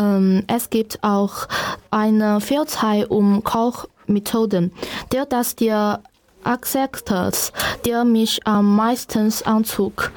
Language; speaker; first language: German; non-native, learner; Chinese